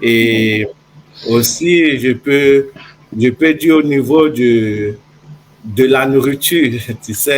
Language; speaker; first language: French; non-native, fluent; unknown